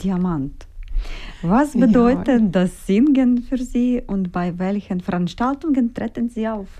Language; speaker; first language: German; non-native, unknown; Ukrainian